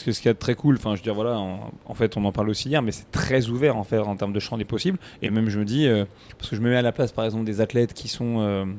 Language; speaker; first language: French; native; French